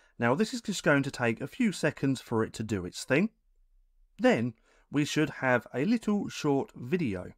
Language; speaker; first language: English; native; English